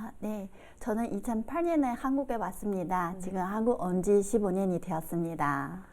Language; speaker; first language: Korean; non-native, fluent; Chinese